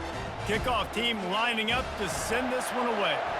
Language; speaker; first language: English; native; English